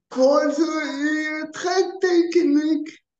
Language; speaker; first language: French; early bilingual, other home language; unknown